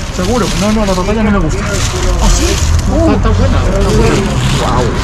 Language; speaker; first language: Spanish; native; Spanish